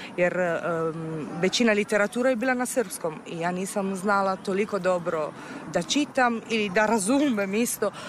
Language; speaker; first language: Serbian; non-native, fluent; Italian